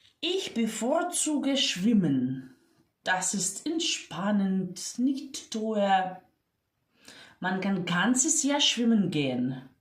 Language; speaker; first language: German; non-native, fluent; Ukrainian